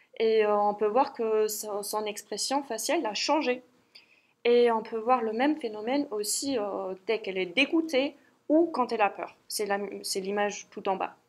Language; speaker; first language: French; non-native, fluent; German